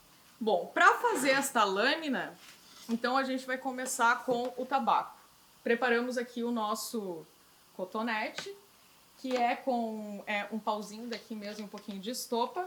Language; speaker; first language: Portuguese; native; Portuguese